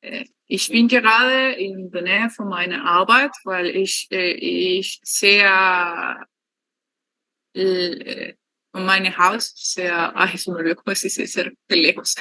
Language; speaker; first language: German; non-native, learner; Spanish